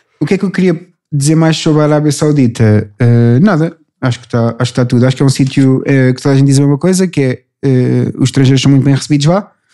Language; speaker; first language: Portuguese; native; Portuguese